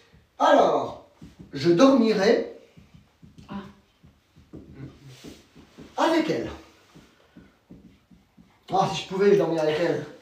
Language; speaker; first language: French; native; French